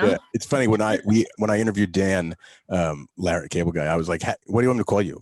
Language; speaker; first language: English; native; English